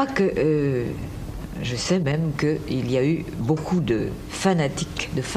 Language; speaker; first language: French; native; French